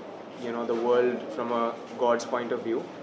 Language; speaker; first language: English; non-native, local second language; Hindi